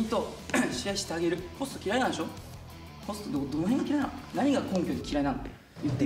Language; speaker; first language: Japanese; native; Japanese